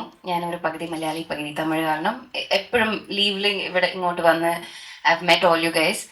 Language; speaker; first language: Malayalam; early bilingual, heritage; Malayalam